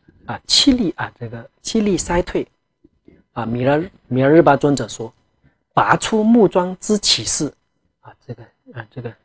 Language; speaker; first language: Chinese; non-native, local second language; Tibetan